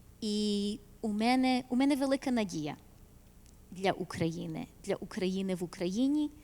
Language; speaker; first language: Ukrainian; early bilingual, heritage; Ukrainian